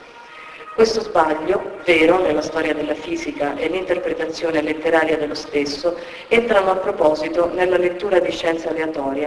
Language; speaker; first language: Italian; native; Italian